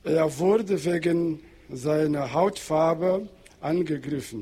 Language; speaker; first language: German; non-native, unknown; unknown